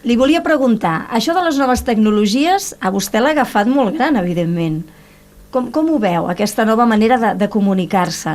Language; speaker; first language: Catalan; native; Catalan